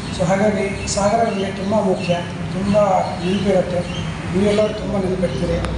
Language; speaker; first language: Kannada; non-native, fluent; Hindi